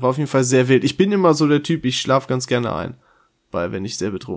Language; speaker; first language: German; native; German